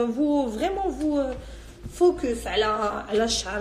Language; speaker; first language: French; non-native, local second language; Arabic